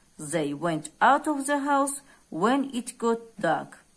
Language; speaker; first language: English; non-native, fluent; Azerbaijani